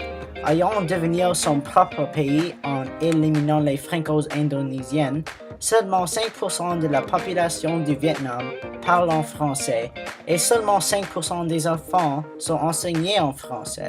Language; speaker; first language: French; non-native, learner; English